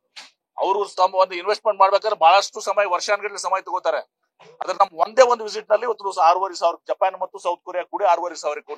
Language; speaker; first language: Kannada; native; Kannada